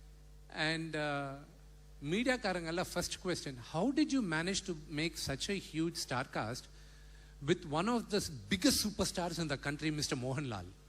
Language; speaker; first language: Tamil; non-native, local second language; Telugu